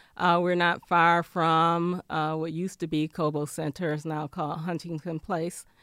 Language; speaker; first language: English; native; English